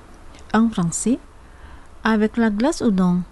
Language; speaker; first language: French; non-native, fluent; Indonesian